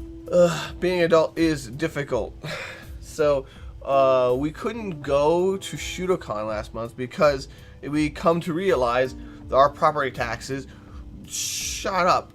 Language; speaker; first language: English; native; English